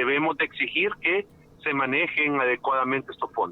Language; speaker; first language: Spanish; native; Spanish